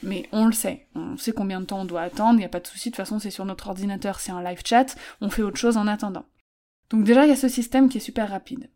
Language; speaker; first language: French; native; French